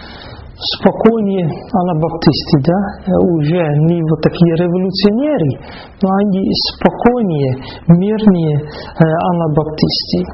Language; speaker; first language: Russian; non-native, fluent; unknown